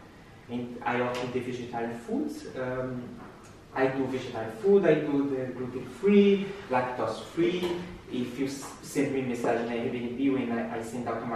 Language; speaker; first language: English; non-native, learner; Portuguese